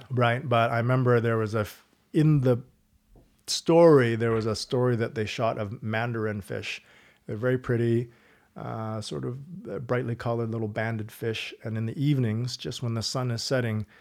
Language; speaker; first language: English; native; English